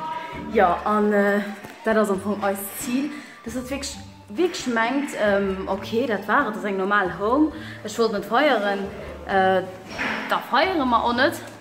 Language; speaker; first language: German; non-native, learner; Luxembourgish